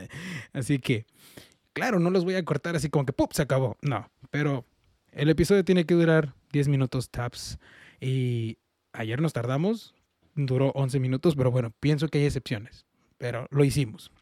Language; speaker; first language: Spanish; early bilingual, heritage; Spanish